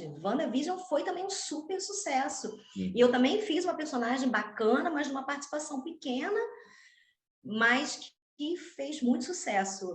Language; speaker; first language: Portuguese; native; Portuguese